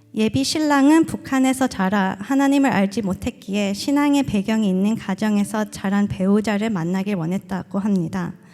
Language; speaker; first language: Korean; early bilingual, heritage; Korean